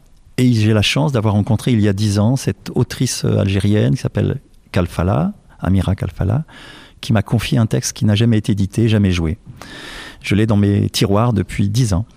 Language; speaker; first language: French; native; French